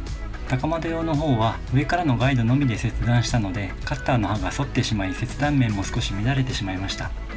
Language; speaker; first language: Japanese; native; Japanese